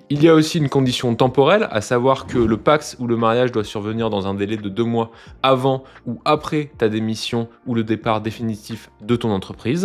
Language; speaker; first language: French; native; French